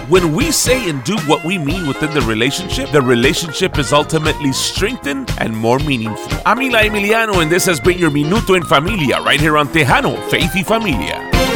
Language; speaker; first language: English; early bilingual, other home language; Spanish